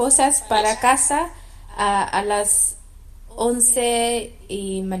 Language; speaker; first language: Spanish; non-native, learner; Hindi